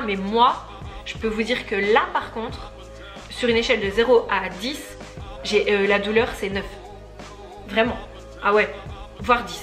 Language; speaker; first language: French; native; French